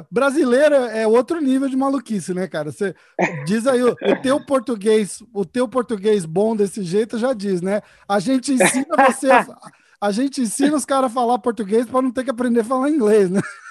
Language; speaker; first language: Portuguese; native; Portuguese